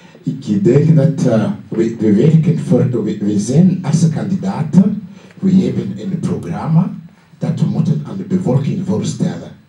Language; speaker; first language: Dutch; non-native, learner; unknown